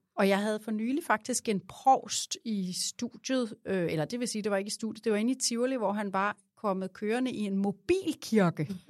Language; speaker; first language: Danish; native; Danish